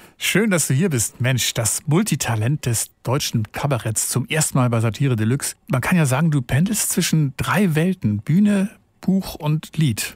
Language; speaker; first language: German; native; German